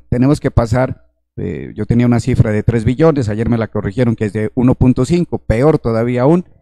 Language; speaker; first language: Spanish; native; Spanish